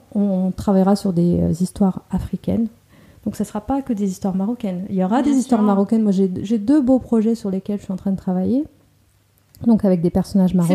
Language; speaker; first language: French; native; French